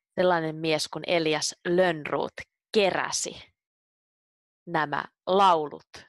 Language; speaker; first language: Finnish; native; Finnish